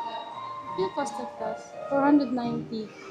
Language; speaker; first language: German; non-native, learner; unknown